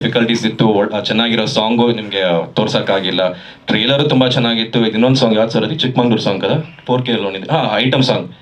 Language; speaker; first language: Kannada; native; Kannada